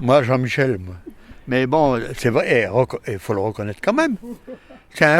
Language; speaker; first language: French; native; French